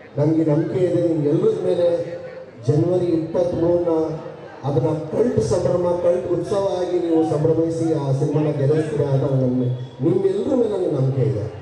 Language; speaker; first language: Kannada; non-native, local second language; Urdu